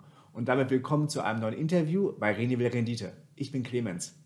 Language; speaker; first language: German; native; German